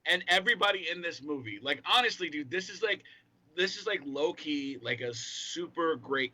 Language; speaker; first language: English; native; English